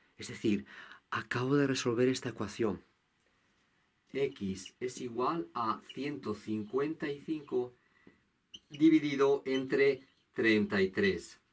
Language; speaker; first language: Spanish; native; Spanish